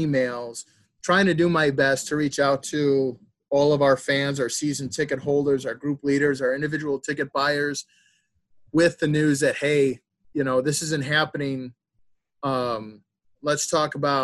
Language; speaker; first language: English; native; English